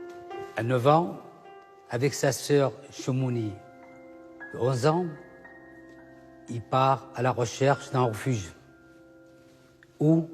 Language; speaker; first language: French; non-native, fluent; Assyrian Neo-Aramaic